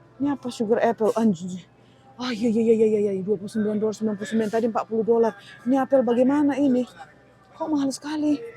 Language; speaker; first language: Indonesian; native; Indonesian